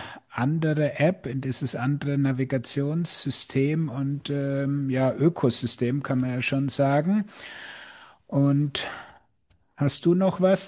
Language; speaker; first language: German; native; German